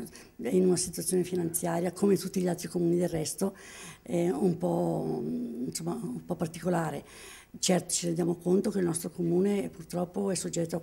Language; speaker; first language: Italian; native; Italian